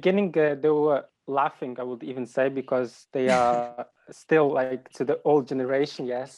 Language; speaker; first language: English; non-native, fluent; Ukrainian